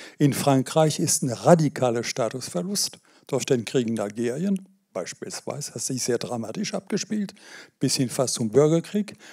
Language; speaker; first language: German; non-native, fluent; French